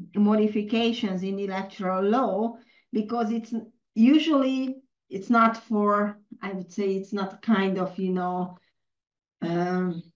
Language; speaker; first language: English; non-native, fluent; Hungarian